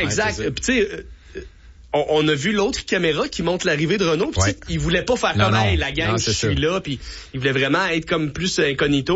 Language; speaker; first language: French; native; French